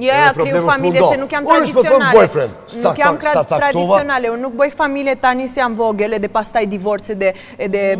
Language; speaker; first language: Albanian; early bilingual, heritage; Albanian